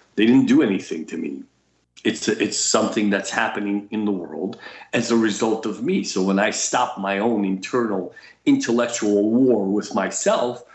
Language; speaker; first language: English; early bilingual, other home language; Russian